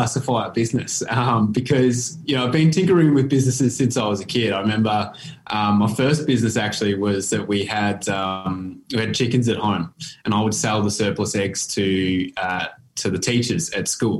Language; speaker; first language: English; native; English